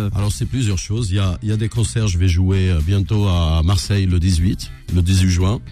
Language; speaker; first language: French; non-native, local second language; Arabic